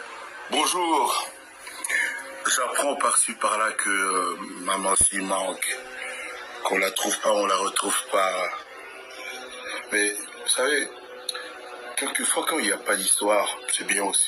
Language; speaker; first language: French; non-native, local second language; Lingala